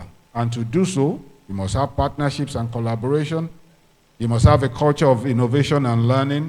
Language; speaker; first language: English; non-native, local second language; Yoruba